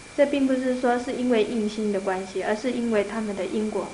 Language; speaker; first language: Chinese; native; Chinese